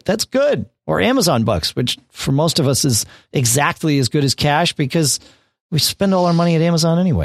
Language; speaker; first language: English; native; English